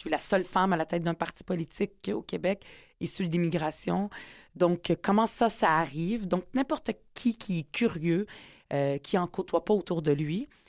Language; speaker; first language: French; early bilingual, other home language; Arabic